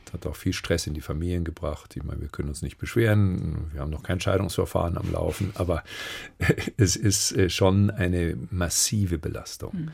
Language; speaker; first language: German; native; German